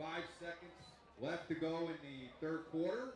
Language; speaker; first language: English; native; English